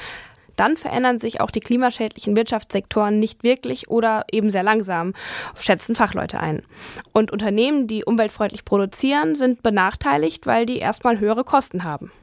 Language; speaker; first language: German; native; German